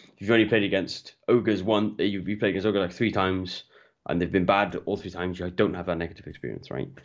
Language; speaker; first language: English; native; English